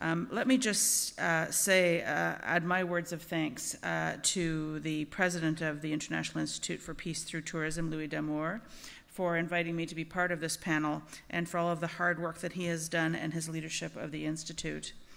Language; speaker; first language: English; native; English